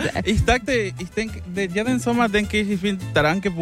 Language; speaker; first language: German; non-native, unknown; Spanish